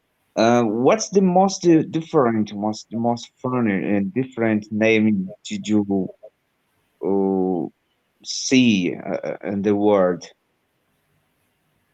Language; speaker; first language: English; non-native, learner; Portuguese